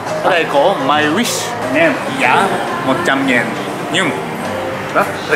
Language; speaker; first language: Vietnamese; non-native, learner; Japanese